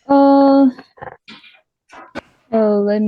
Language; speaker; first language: English; non-native, learner; Chinese